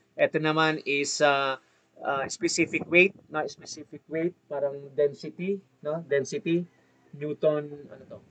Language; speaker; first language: Filipino; native; Filipino